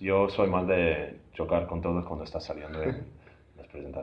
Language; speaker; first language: Spanish; non-native, fluent; English